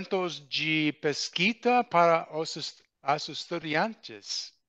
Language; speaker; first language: Portuguese; non-native, learner; English